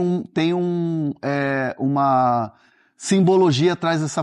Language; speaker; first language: Portuguese; native; Portuguese